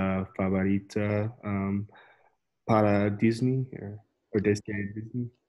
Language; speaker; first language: Spanish; non-native, learner; English